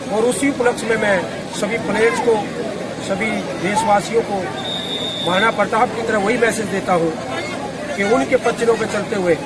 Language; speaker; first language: Hindi; native; Hindi